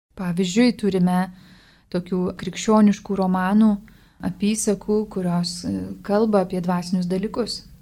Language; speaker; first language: Lithuanian; native; Lithuanian